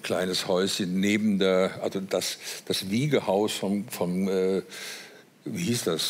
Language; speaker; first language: German; native; German